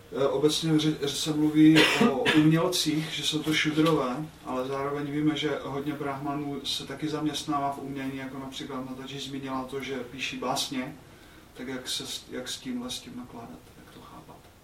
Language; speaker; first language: Czech; native; Czech